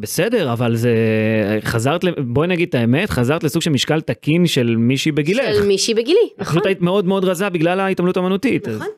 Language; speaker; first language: Hebrew; native; Hebrew